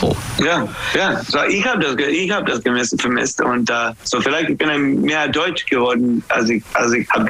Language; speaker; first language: German; non-native, learner; English